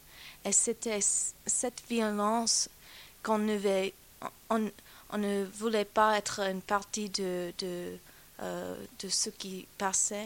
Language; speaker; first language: French; non-native, fluent; English